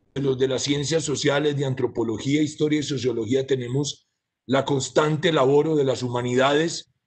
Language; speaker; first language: Spanish; native; Spanish